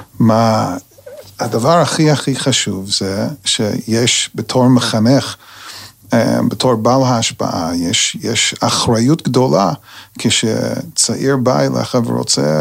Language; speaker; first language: Hebrew; non-native, fluent; English